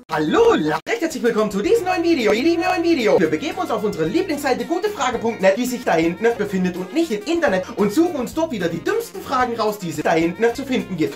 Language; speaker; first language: German; native; German